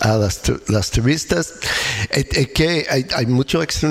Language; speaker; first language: Spanish; non-native, learner; English